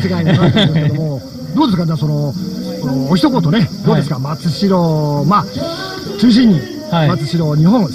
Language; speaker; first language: Japanese; native; Japanese